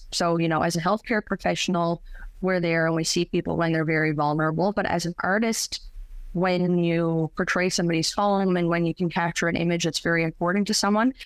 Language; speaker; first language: English; native; English